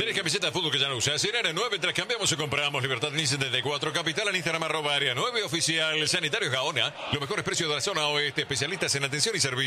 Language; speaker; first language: Spanish; native; Spanish